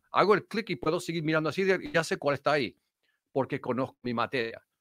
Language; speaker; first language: Spanish; early bilingual, heritage; Spanish